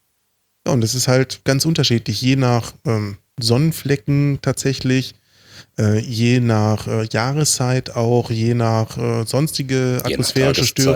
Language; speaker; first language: German; native; German